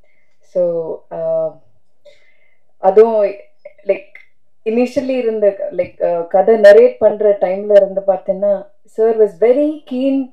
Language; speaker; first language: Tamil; non-native, fluent; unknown